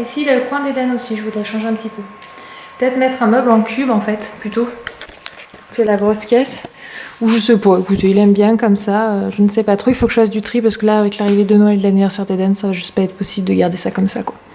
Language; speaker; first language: French; native; French